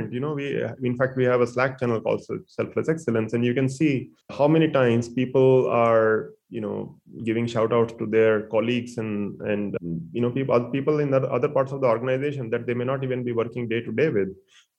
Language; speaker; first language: English; non-native, local second language; Hindi